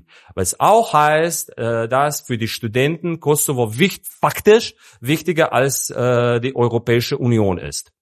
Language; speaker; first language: German; non-native, fluent; Serbian